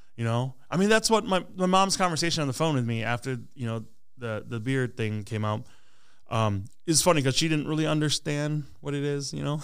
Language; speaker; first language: English; early bilingual, other home language; Hmong